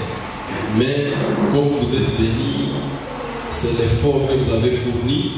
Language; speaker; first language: French; non-native, local second language; Swahili